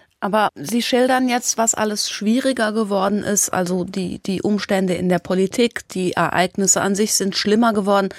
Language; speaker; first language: German; native; German